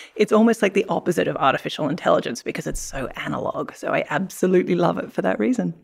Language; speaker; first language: English; native; English